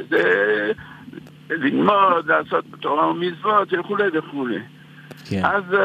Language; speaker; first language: Hebrew; non-native, fluent; French